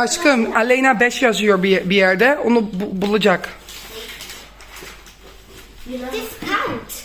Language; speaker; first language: Turkish; non-native, fluent; Dutch